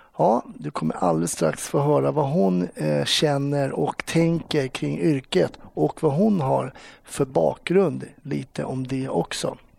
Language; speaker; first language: Swedish; native; Swedish